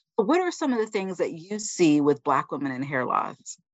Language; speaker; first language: English; native; English